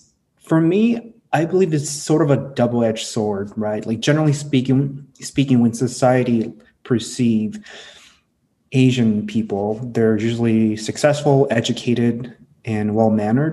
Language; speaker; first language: English; early bilingual, other home language; Hmong